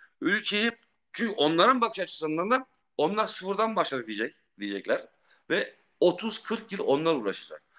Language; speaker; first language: Turkish; early bilingual, heritage; Turkish